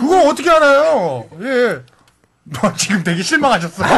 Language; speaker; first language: Korean; native; Korean